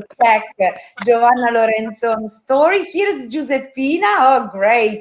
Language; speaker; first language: English; non-native, fluent; Italian